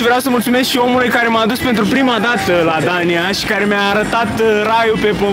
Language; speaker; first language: Romanian; native; Romanian